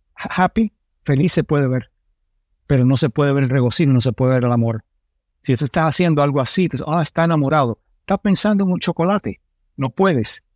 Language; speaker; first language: Spanish; early bilingual, heritage; Spanish